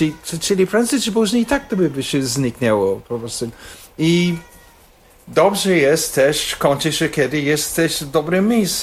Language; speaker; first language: Polish; non-native, fluent; English